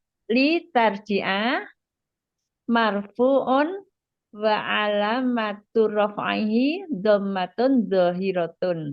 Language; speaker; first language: Arabic; non-native, learner; Indonesian